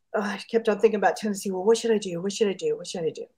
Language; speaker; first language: English; native; English